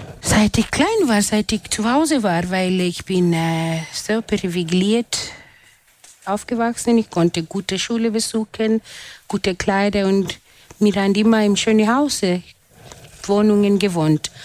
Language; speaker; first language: German; non-native, fluent; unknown